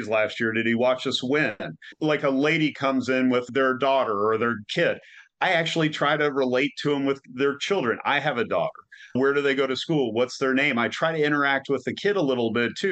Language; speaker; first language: English; native; English